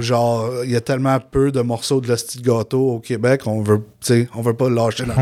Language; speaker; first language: French; native; French